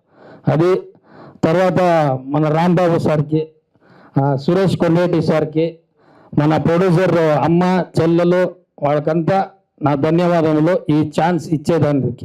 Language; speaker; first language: Telugu; non-native, learner; Kannada